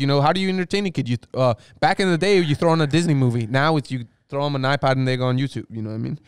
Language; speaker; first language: English; early bilingual, other home language; Spanish